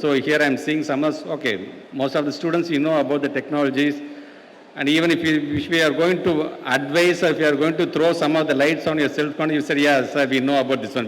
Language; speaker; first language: English; non-native, local second language; Tamil